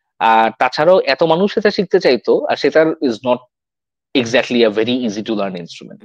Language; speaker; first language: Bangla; native; Bangla